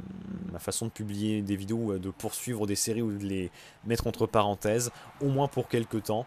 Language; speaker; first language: French; native; French